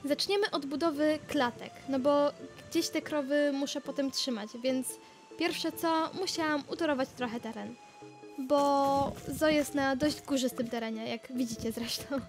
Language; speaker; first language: Polish; native; Polish